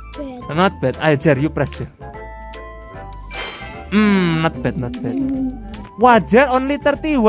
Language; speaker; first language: English; non-native, local second language; Indonesian